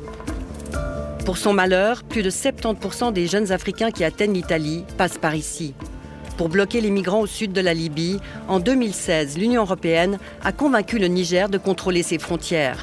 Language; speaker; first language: French; native; French